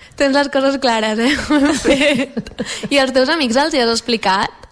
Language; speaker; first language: Catalan; native; Catalan